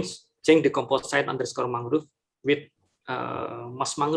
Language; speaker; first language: English; non-native, fluent; Indonesian